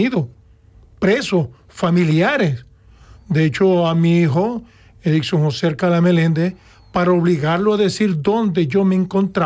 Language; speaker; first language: Spanish; native; Spanish